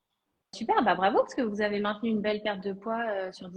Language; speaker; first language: French; native; French